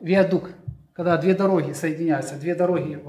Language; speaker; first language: Polish; non-native, learner; Russian